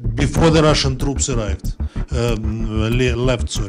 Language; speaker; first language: English; non-native, fluent; Russian